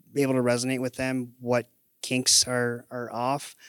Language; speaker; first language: English; native; English